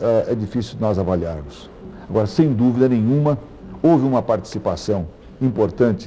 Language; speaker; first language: Portuguese; native; Portuguese